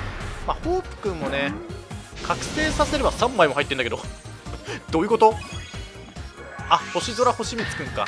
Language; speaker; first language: Japanese; native; Japanese